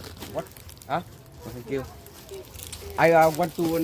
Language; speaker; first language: English; non-native, learner; Vietnamese